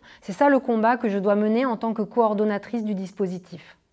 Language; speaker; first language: French; native; French